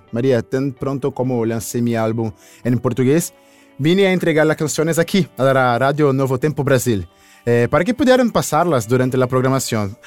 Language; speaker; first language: Spanish; non-native, learner; Portuguese